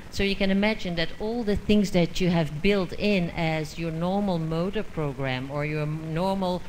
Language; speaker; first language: English; non-native, fluent; Dutch